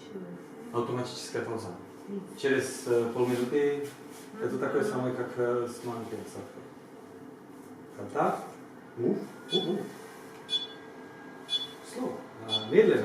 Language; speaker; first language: Russian; non-native, learner; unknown